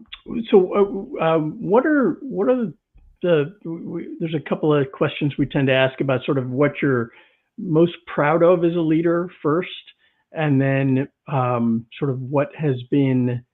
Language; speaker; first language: English; native; English